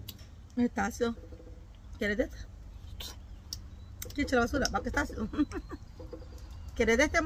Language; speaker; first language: Spanish; native; Spanish